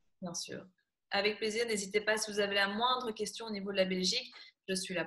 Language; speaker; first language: French; native; French